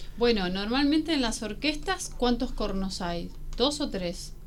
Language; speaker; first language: Spanish; native; Spanish